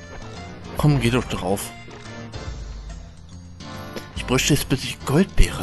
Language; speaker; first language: German; native; German